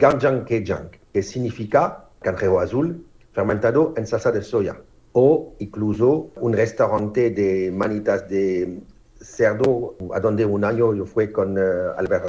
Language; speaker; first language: Spanish; non-native, learner; French